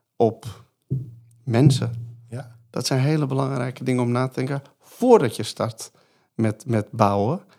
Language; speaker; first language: Dutch; non-native, fluent; Persian